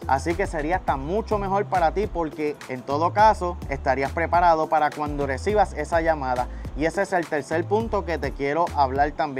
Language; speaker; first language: Spanish; native; Spanish